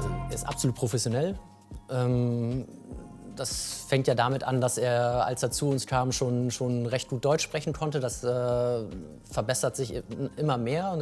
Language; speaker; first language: German; native; German